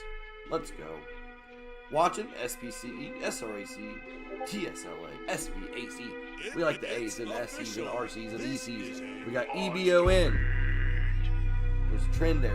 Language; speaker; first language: English; native; English